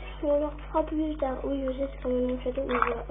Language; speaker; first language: French; native; French